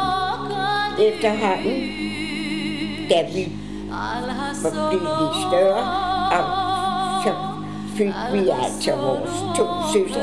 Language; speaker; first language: Danish; early bilingual, other home language; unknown